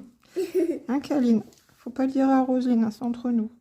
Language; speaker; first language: French; native; French